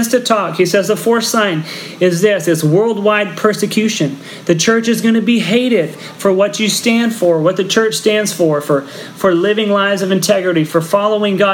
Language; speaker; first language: English; native; English